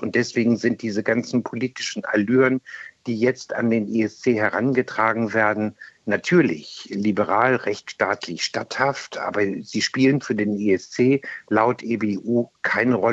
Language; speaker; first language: German; native; German